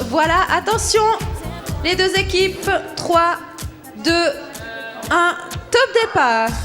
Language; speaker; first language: French; native; French